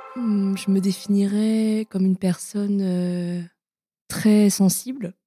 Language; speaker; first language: French; native; French